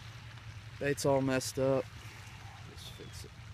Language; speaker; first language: English; native; English